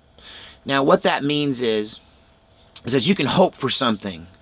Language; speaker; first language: English; native; English